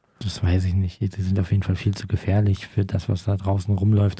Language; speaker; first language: German; native; German